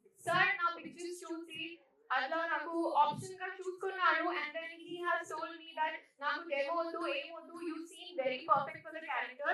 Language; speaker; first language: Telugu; non-native, learner; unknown